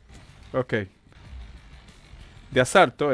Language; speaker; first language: Spanish; native; Spanish